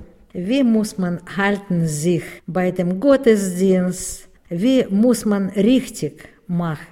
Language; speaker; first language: German; non-native, learner; Russian